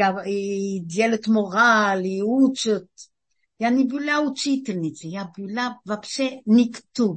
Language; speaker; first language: Russian; early bilingual, heritage; Russian